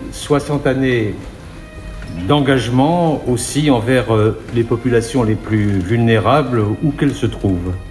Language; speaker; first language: French; native; French